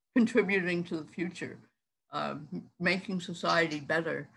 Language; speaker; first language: English; native; English